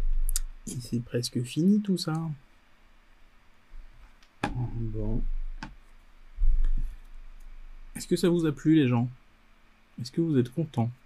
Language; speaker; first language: French; native; French